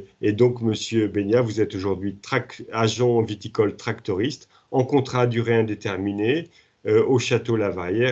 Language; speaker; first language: French; native; French